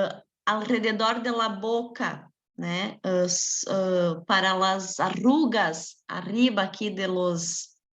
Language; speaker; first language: Spanish; non-native, fluent; Portuguese